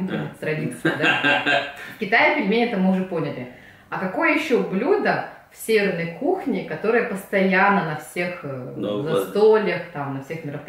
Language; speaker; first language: Russian; native; Russian